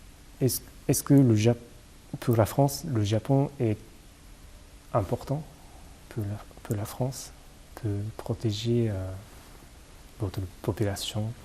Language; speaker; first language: French; non-native, fluent; Japanese